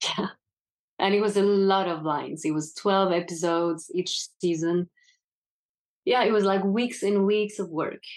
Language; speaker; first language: English; non-native, fluent; French